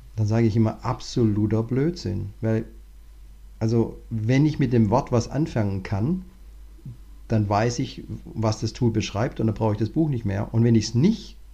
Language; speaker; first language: German; native; German